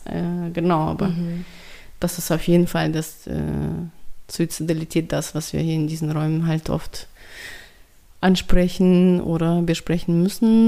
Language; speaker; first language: German; non-native, fluent; Russian